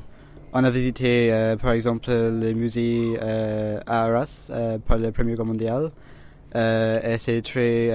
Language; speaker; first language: French; non-native, learner; English